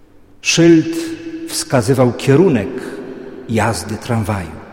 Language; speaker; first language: Polish; native; Polish